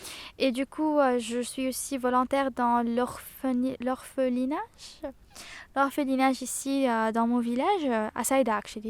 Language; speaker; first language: French; non-native, local second language; Arabic